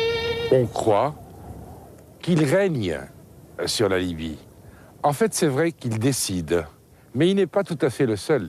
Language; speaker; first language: French; native; French